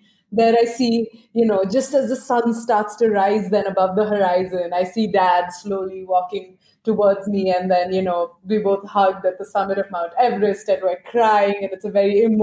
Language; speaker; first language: English; non-native, local second language; Hindi